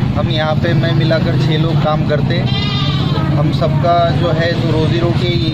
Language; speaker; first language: Hindi; non-native, local second language; Urdu